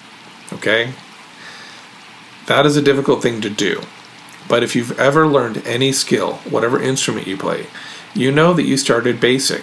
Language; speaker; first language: English; native; English